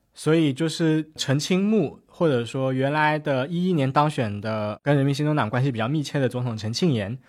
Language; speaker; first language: Chinese; native; Chinese